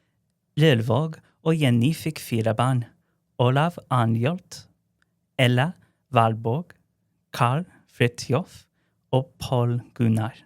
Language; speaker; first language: Norwegian; non-native, fluent; English